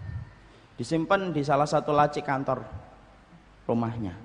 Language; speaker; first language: Indonesian; native; Indonesian